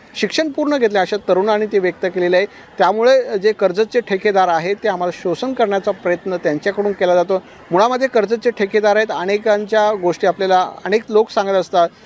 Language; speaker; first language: Marathi; native; Marathi